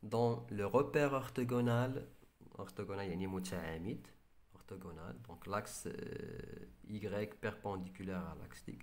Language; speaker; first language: French; non-native, local second language; Arabic